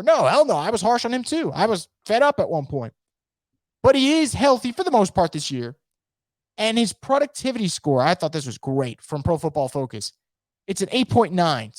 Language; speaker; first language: English; native; English